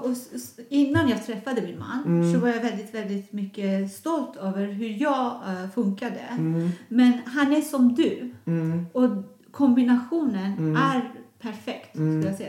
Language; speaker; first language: Swedish; non-native, fluent; Persian